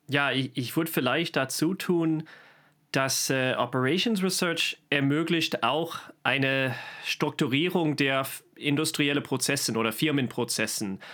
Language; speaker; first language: German; non-native, fluent; English